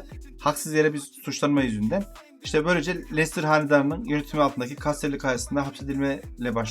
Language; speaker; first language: Turkish; native; Turkish